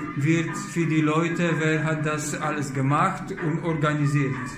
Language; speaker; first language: German; non-native, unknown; Polish